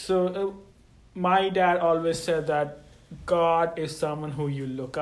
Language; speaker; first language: English; non-native, local second language; Telugu